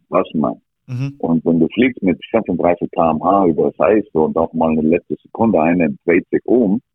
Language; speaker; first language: German; non-native, fluent; English